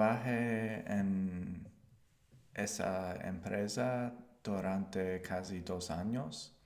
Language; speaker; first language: Spanish; non-native, learner; English